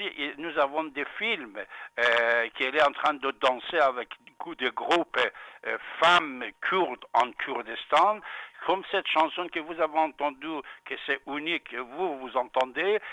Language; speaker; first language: French; non-native, fluent; Persian